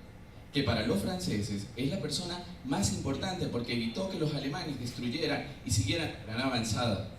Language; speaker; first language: Spanish; native; Spanish